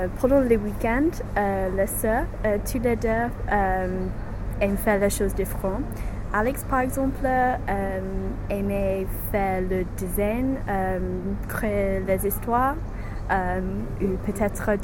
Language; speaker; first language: French; non-native, learner; English